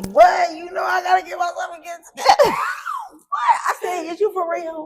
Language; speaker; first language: English; native; English